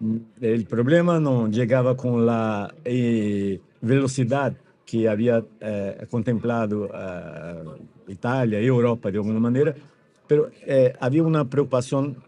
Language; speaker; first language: Spanish; non-native, fluent; Portuguese